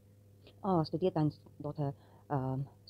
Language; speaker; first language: German; non-native, learner; English